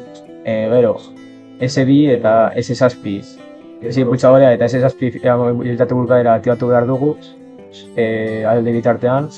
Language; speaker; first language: Basque; non-native, local second language; Spanish